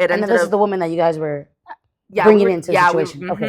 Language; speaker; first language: English; native; English